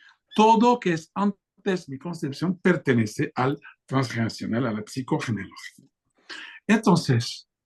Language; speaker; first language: Spanish; non-native, fluent; French